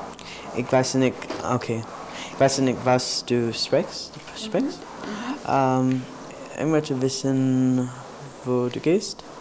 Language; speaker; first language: German; non-native, learner; English